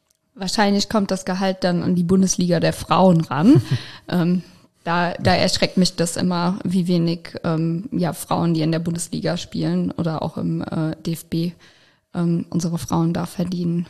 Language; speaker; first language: German; native; German